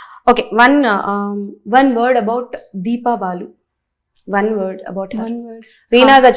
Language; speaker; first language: Telugu; native; Telugu